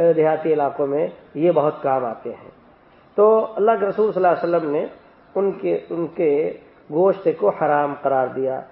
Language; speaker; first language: Urdu; native; Urdu